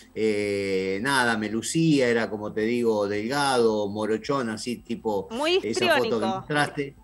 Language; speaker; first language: Spanish; native; Spanish